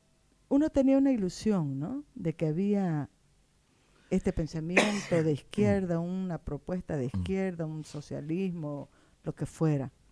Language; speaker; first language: Spanish; native; Spanish